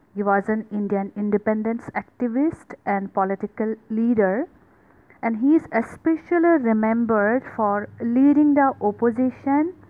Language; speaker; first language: English; non-native, local second language; Assamese